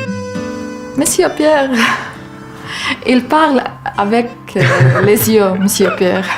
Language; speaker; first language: French; non-native, learner; Arabic